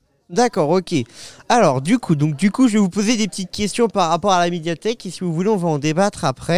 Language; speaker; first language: French; native; French